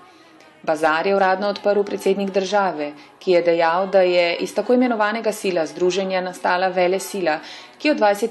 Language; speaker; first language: Slovenian; native; Slovenian